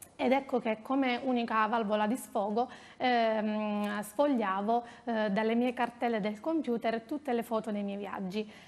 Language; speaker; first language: Italian; native; Italian